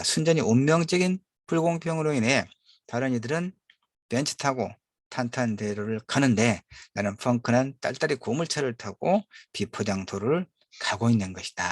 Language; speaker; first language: Korean; native; Korean